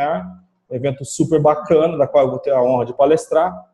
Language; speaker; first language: Portuguese; native; Portuguese